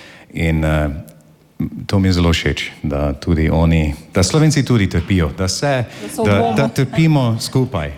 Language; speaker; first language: Slovenian; non-native, fluent; English